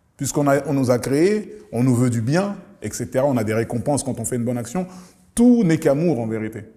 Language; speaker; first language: French; early bilingual, other home language; Lingala